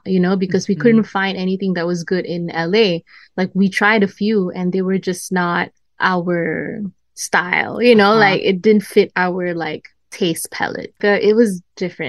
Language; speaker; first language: English; non-native, local second language; Malay